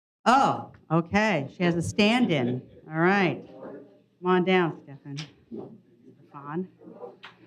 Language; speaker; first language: English; native; English